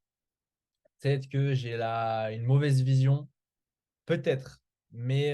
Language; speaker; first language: French; native; French